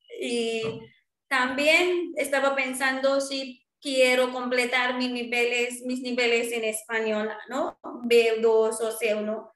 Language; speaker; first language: Spanish; non-native, fluent; Marwari